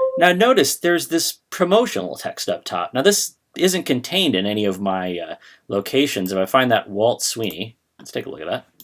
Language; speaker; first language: English; native; English